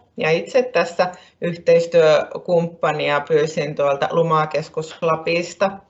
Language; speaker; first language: Finnish; native; Finnish